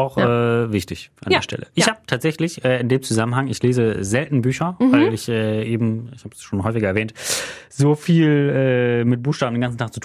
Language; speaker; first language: German; native; German